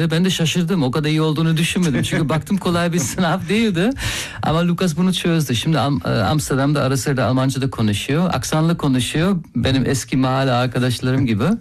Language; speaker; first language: Turkish; non-native, fluent; German